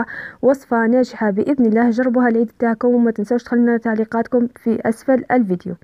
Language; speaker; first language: Arabic; native; Arabic